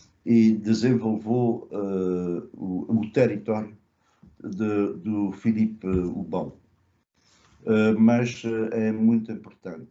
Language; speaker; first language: Portuguese; early bilingual, other home language; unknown